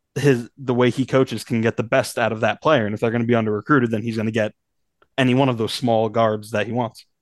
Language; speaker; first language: English; native; English